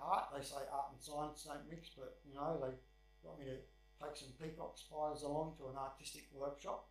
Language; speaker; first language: English; native; English